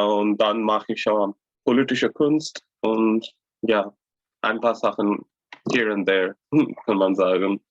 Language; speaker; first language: German; non-native, fluent; Tamil